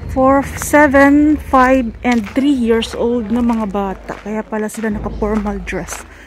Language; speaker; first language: Filipino; non-native, local second language; Cebuano